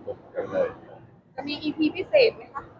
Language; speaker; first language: Thai; native; Thai